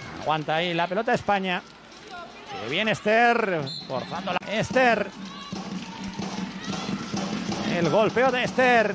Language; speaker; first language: Spanish; native; Spanish